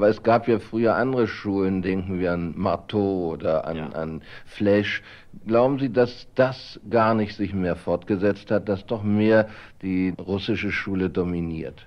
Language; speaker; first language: German; native; German